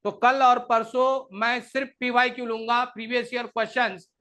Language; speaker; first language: Hindi; non-native, local second language; Marathi